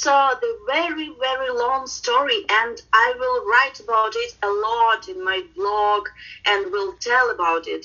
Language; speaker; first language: English; non-native, fluent; Ukrainian